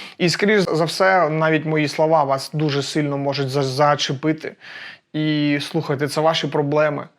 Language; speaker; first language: Ukrainian; non-native, local second language; Russian